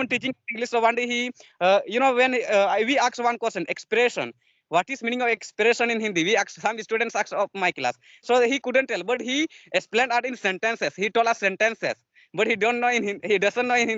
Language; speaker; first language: English; non-native, learner; Santali